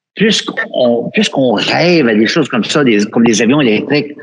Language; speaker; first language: French; native; French